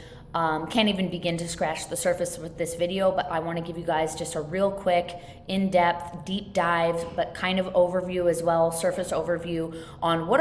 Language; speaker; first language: English; native; English